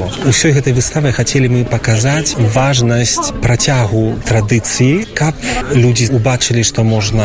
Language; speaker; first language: Polish; non-native, local second language; Ukrainian